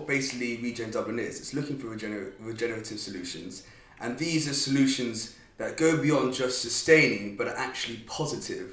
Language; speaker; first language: English; native; English